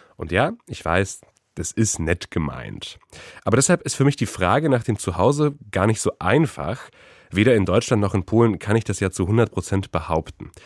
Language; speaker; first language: German; early bilingual, other home language; Polish